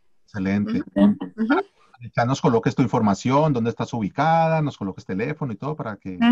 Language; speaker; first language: Spanish; native; Spanish